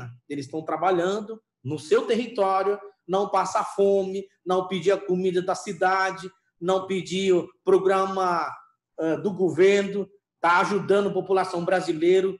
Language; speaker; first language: Portuguese; non-native, local second language; Yanomámi